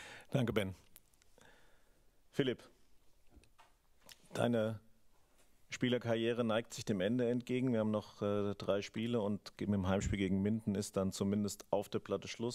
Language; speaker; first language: German; native; German